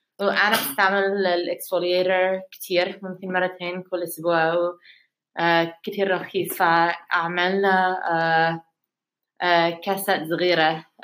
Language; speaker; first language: Arabic; non-native, learner; English